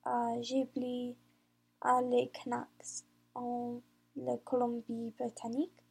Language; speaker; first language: French; non-native, learner; English